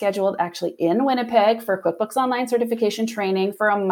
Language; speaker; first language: English; native; English